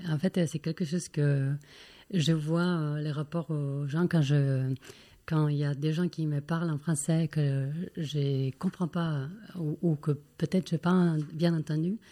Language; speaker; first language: French; non-native, fluent; Spanish